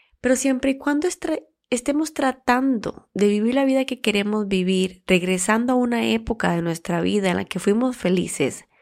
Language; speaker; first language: Spanish; native; Spanish